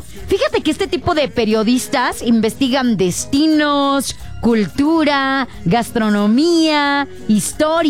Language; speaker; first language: Spanish; native; Spanish